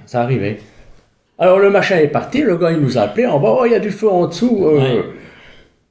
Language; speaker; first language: French; native; French